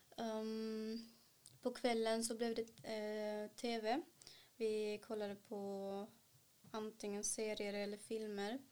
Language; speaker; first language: Swedish; early bilingual, other home language; Kannada